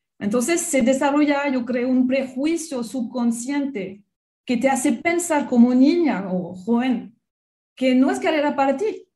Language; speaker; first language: Spanish; non-native, fluent; French